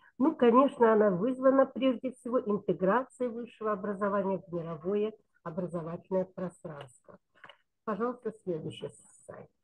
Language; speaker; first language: Russian; non-native, local second language; Kyrgyz